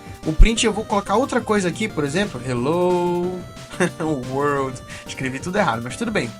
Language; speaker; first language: Portuguese; native; Portuguese